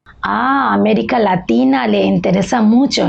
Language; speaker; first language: Spanish; non-native, learner; Bangla